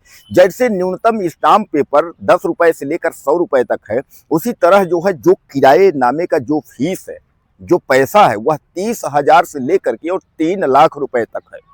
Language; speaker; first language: Hindi; native; Hindi